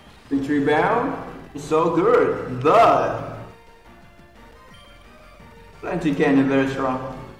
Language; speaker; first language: English; non-native, learner; Vietnamese